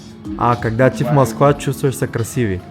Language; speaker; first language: Russian; non-native, learner; Bulgarian